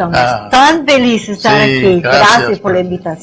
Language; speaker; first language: Spanish; non-native, fluent; English